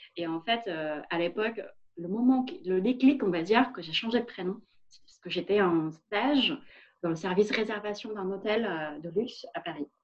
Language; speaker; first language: French; non-native, fluent; Vietnamese